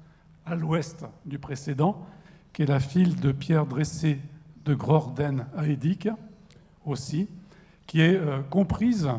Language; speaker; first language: French; native; French